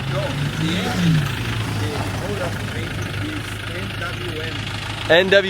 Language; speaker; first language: English; non-native, learner; Portuguese